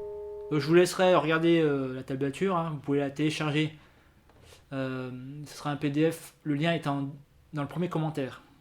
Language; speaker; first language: French; native; French